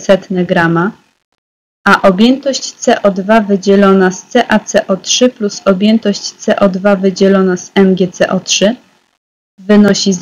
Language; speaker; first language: Polish; native; Polish